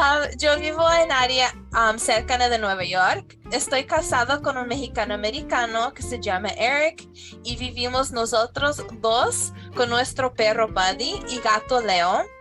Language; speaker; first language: Spanish; non-native, fluent; English